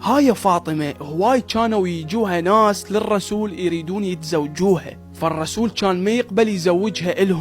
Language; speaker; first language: Arabic; native; Arabic